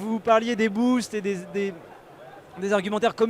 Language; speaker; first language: French; native; French